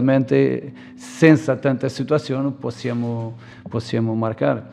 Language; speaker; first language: Italian; non-native, fluent; Portuguese